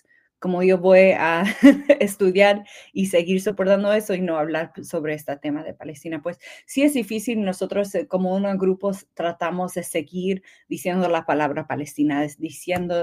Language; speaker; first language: Spanish; early bilingual, heritage; English